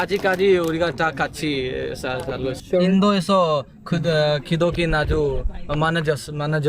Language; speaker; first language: Korean; non-native, learner; Hindi